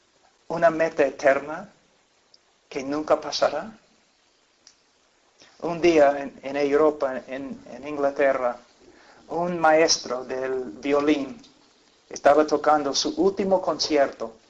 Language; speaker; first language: Spanish; non-native, fluent; English